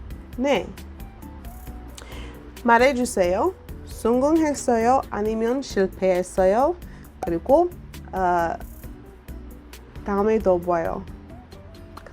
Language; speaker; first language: Korean; non-native, learner; English